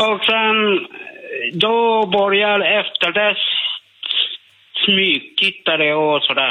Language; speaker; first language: Swedish; non-native, learner; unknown